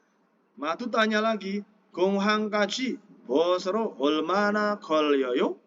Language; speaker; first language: Korean; non-native, fluent; Indonesian